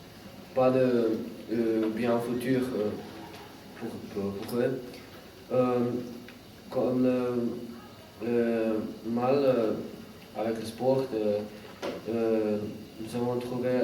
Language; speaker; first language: French; non-native, learner; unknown